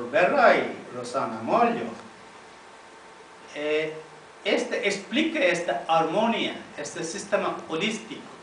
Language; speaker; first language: Spanish; non-native, fluent; Tamil